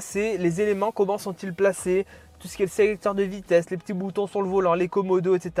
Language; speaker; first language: French; native; French